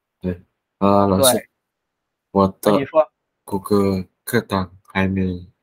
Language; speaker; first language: Chinese; non-native, learner; Vietnamese